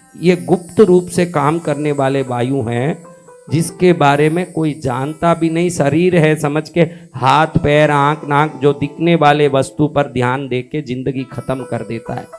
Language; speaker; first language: Hindi; native; Hindi